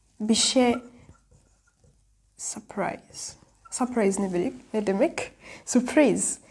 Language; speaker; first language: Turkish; non-native, fluent; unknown